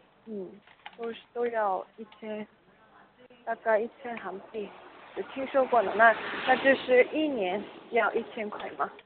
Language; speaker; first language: Chinese; non-native, learner; Korean